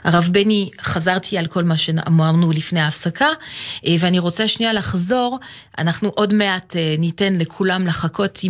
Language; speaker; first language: Hebrew; non-native, fluent; French